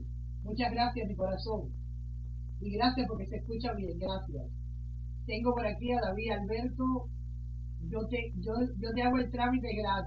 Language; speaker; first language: Spanish; native; Spanish